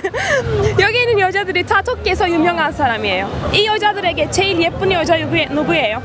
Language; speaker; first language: Korean; non-native, learner; Turkish